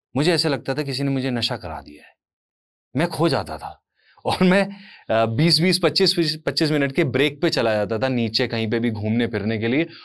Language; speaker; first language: Hindi; native; Hindi